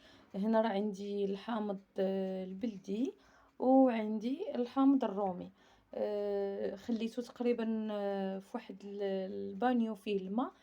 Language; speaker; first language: Arabic; native; Arabic